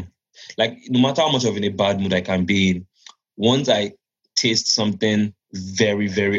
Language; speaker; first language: English; non-native, local second language; Yoruba